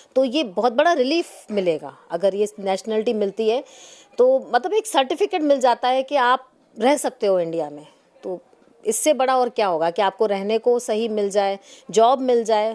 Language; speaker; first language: Urdu; non-native, local second language; Sindhi